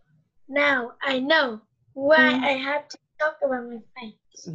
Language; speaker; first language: English; non-native, learner; Vietnamese